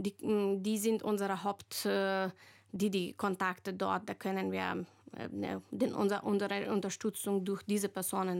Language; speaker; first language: German; non-native, learner; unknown